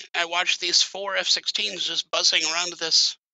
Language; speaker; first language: English; native; English